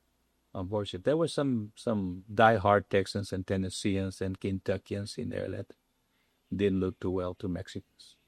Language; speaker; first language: English; non-native, local second language; Spanish